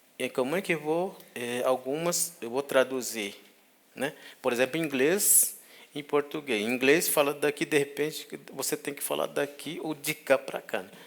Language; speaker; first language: Portuguese; non-native, local second language; Guarani